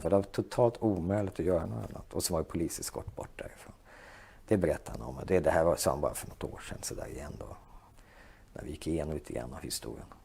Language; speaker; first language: Swedish; native; Swedish